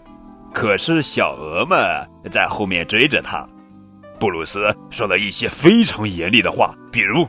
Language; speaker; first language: Chinese; native; Chinese